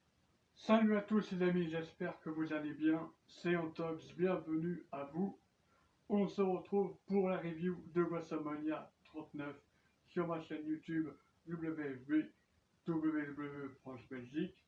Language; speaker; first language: French; native; French